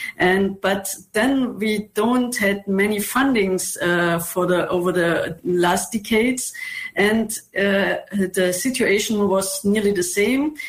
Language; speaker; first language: English; non-native, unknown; German